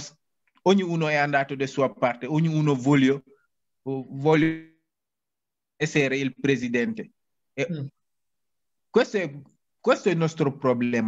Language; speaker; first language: Italian; non-native, learner; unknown